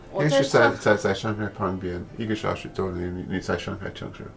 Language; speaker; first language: Chinese; non-native, learner; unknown